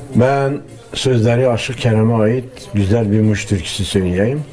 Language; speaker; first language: Turkish; native; Turkish